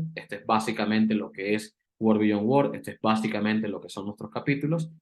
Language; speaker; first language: Spanish; native; Spanish